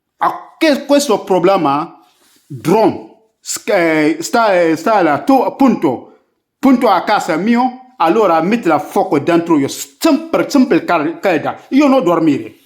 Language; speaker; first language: Italian; non-native, learner; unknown